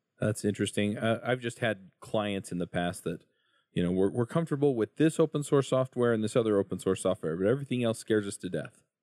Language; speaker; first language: English; native; English